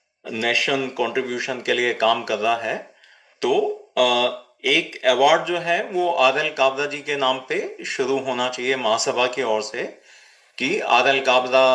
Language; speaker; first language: Hindi; native; Hindi